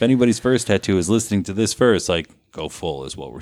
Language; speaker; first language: English; native; English